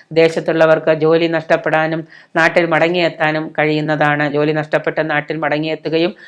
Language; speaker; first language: Malayalam; native; Malayalam